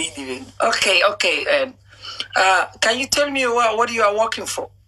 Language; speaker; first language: English; non-native, learner; Somali